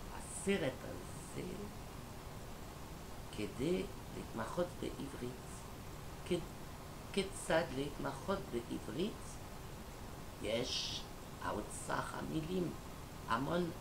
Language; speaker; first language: Hebrew; non-native, learner; French